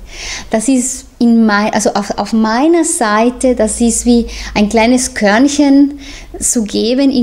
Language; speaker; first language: German; non-native, fluent; Spanish